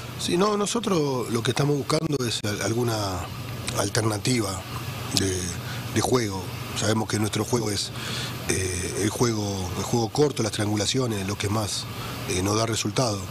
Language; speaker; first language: Portuguese; non-native, learner; Spanish